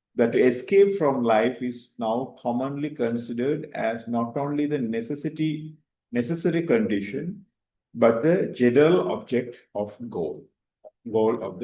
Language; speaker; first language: English; non-native, local second language; Tamil